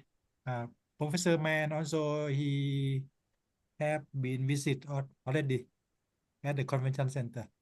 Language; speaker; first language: English; non-native, learner; Thai